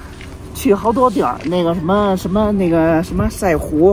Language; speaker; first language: Chinese; native; Chinese